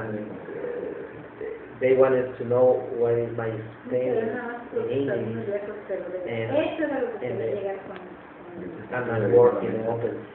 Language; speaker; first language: English; non-native, learner; Spanish